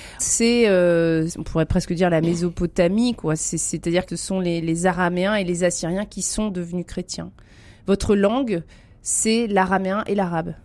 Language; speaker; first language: French; native; French